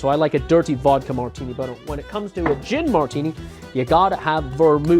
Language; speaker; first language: English; native; English